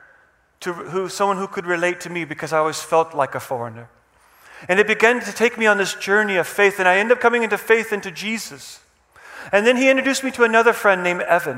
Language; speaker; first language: English; non-native, fluent; Czech